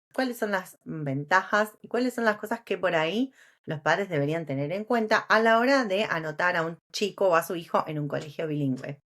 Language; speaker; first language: Spanish; native; Spanish